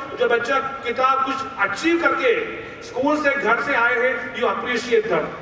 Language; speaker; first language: Hindi; non-native, local second language; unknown